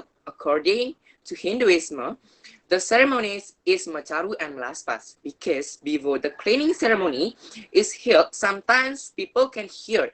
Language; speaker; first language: English; non-native, learner; Indonesian